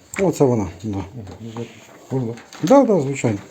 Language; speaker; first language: Ukrainian; native; Ukrainian